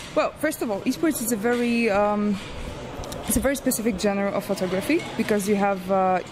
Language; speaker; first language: English; non-native, fluent; Polish